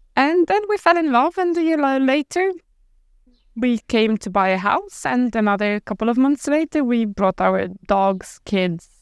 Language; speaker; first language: English; non-native, fluent; Polish